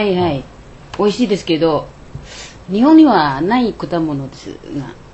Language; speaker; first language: Japanese; non-native, learner; Chinese